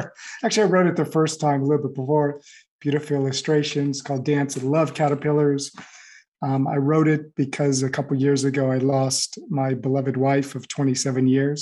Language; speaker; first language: English; native; English